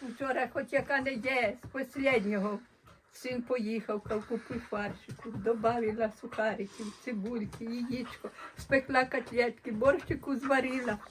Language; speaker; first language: Ukrainian; native; Ukrainian